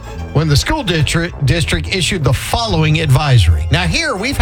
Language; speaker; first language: English; native; English